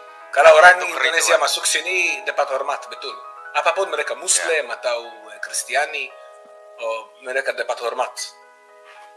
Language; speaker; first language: Indonesian; non-native, fluent; Hebrew